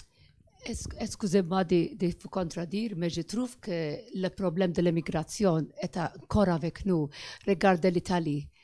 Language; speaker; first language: French; non-native, fluent; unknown